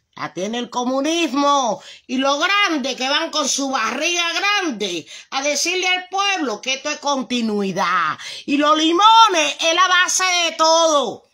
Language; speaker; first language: Spanish; native; Spanish